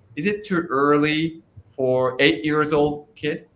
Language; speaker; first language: English; non-native, fluent; Japanese